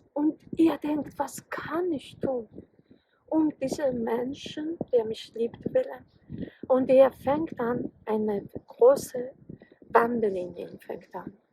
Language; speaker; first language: German; non-native, fluent; Polish